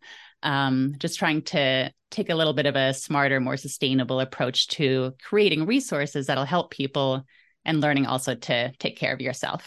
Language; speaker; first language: English; early bilingual, other home language; German